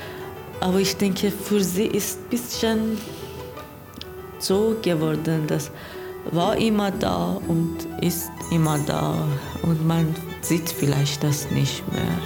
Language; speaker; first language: German; non-native, learner; Persian